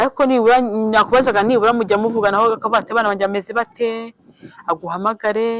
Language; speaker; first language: Kinyarwanda; native; Kinyarwanda